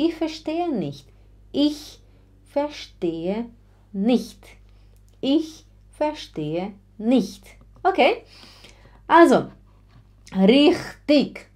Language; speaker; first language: German; non-native, fluent; Portuguese